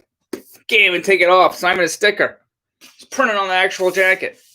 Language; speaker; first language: English; native; English